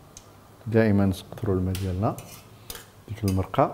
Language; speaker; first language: Arabic; native; Arabic